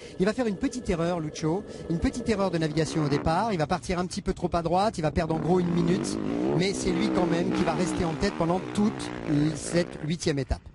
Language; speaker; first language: French; native; French